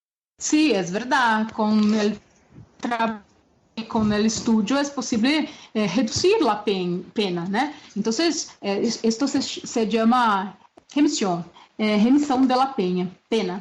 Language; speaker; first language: Spanish; non-native, fluent; Portuguese